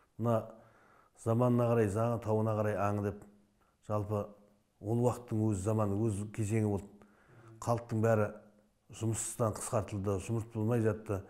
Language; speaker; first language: Kazakh; native; Kazakh